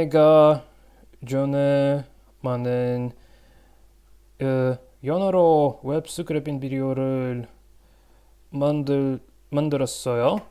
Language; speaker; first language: Korean; non-native, learner; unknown